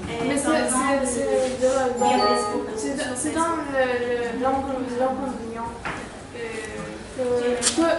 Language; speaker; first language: French; non-native, learner; Arabic